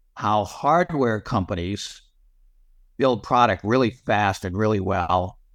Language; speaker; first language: English; native; English